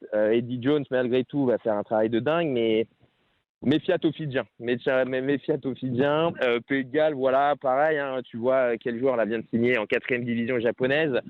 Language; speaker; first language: French; native; French